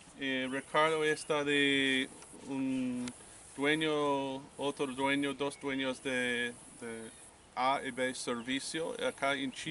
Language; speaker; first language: Spanish; non-native, learner; English